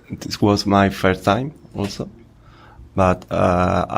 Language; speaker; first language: English; non-native, learner; Spanish